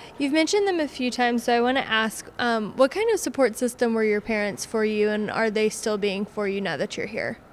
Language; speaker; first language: English; native; English